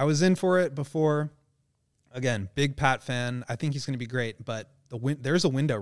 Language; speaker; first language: English; native; English